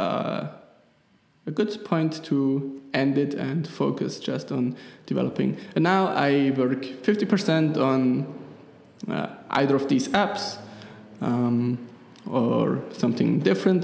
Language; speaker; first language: English; non-native, fluent; German